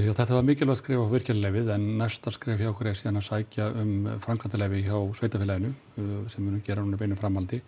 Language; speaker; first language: Icelandic; native; Icelandic